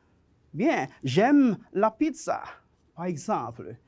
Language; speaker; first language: French; non-native, fluent; Spanish